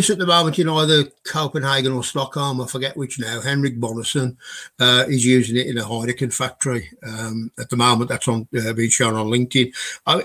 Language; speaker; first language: English; native; English